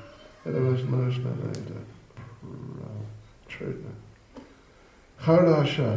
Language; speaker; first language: Russian; non-native, learner; English